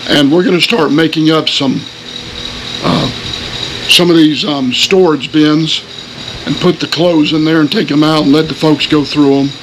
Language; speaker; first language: English; native; English